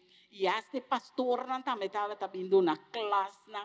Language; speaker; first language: Portuguese; non-native, learner; Papiamento